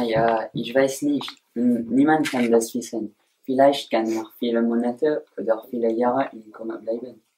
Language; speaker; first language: German; non-native, learner; French